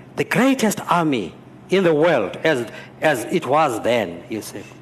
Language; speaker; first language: English; non-native, local second language; Xhosa